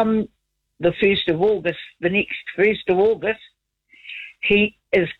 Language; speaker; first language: English; native; English